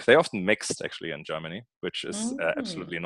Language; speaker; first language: English; non-native, fluent; German